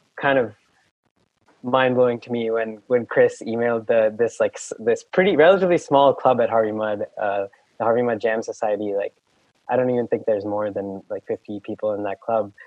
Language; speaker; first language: English; non-native, local second language; Hindi